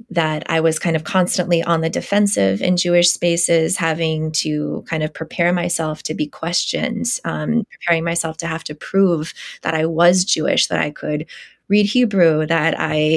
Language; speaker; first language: English; native; English